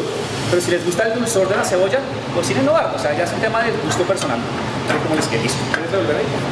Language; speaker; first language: Spanish; native; Spanish